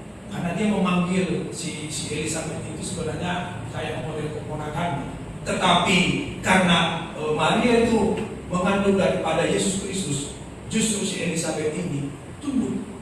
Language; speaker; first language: Indonesian; native; Indonesian